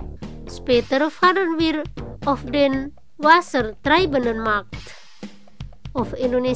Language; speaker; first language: German; non-native, learner; Indonesian